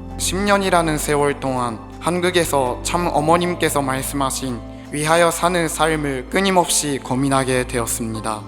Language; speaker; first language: Korean; non-native, fluent; Japanese